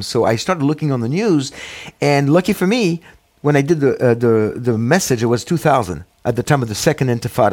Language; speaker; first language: English; non-native, fluent; French